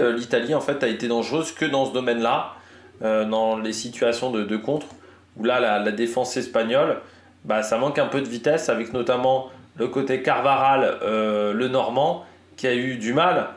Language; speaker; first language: French; native; French